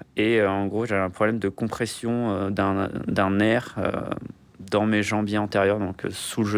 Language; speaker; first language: French; native; French